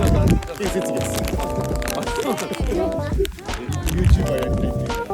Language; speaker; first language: Japanese; native; Japanese